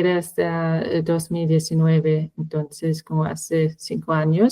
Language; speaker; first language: Spanish; non-native, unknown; German